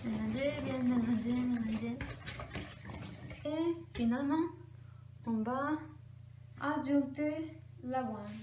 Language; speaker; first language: French; non-native, learner; Spanish